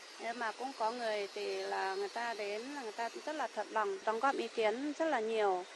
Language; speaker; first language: Vietnamese; non-native, local second language; Iu Mien